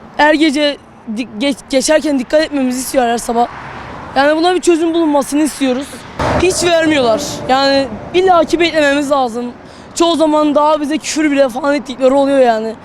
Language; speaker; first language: Turkish; native; Turkish